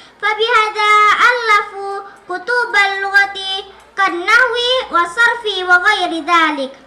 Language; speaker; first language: Arabic; non-native, fluent; Indonesian